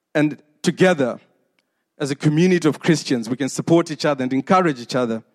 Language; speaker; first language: English; non-native, local second language; Shona